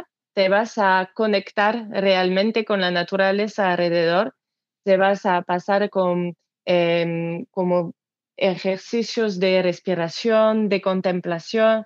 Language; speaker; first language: Spanish; non-native, learner; French